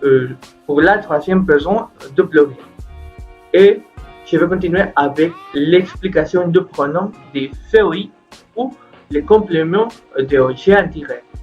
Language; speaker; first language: French; non-native, learner; Spanish